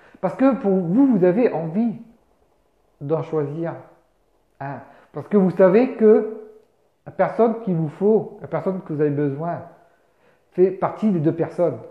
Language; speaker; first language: French; native; French